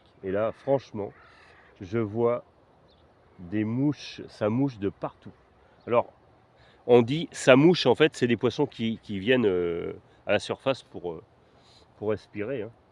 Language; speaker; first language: French; native; French